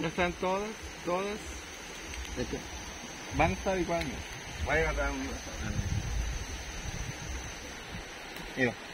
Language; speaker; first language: Spanish; native; Spanish